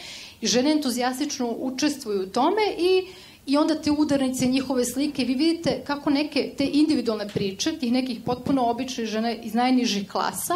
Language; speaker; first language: Serbian; native; Serbian